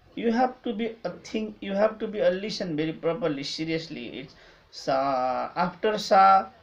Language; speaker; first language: English; non-native, local second language; Nepali